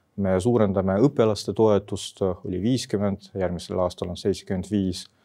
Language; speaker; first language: Estonian; non-native, local second language; Russian